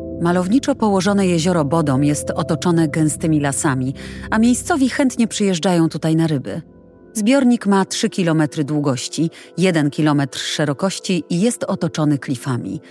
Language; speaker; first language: Polish; native; Polish